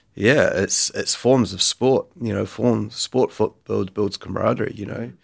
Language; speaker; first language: English; native; English